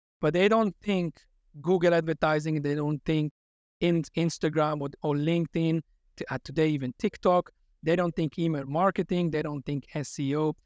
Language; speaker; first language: English; non-native, fluent; Hebrew